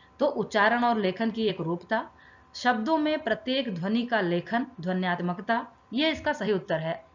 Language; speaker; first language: Hindi; native; Hindi